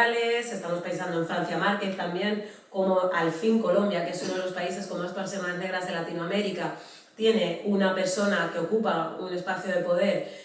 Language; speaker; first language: Spanish; native; Spanish